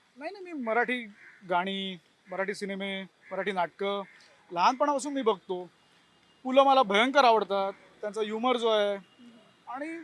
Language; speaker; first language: Marathi; non-native, local second language; Gujarati